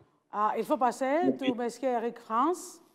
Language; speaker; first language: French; non-native, learner; Greek